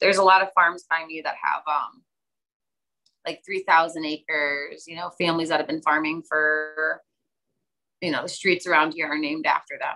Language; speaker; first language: English; native; English